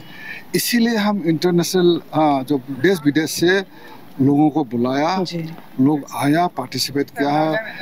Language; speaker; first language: Hindi; non-native, local second language; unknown